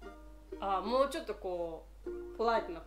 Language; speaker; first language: Japanese; native; Japanese